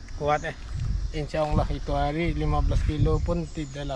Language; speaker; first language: Malay; native; Malay